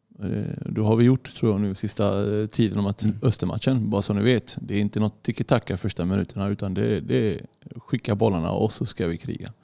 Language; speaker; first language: Swedish; early bilingual, other home language; Arabic